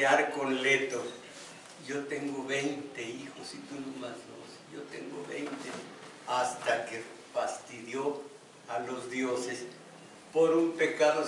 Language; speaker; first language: Spanish; native; Spanish